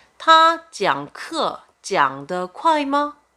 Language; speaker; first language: Chinese; non-native, fluent; Korean